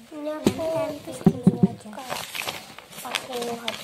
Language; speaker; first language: Indonesian; native; Indonesian